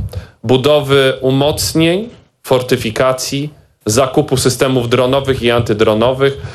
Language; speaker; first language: Polish; native; Polish